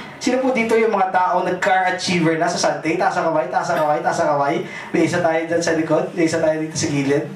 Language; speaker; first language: Filipino; non-native, local second language; Cebuano